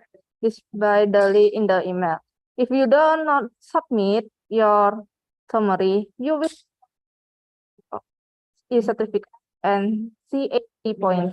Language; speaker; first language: English; non-native, fluent; Indonesian